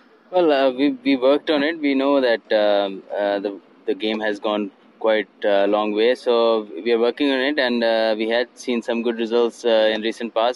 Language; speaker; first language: English; non-native, local second language; Hindi